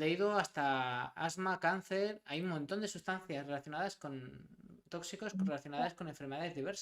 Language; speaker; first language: Spanish; native; Spanish